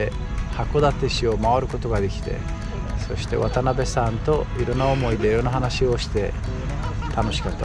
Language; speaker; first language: Japanese; non-native, fluent; Romanian